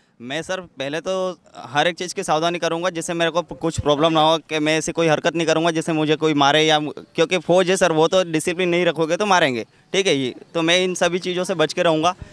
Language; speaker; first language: Hindi; native; Hindi